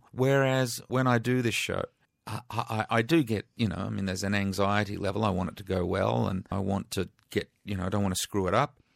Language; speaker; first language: English; native; English